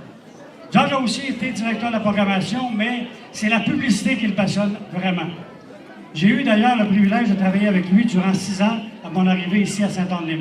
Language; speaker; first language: French; native; French